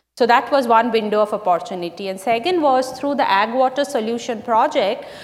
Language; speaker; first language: English; non-native, local second language; Bangla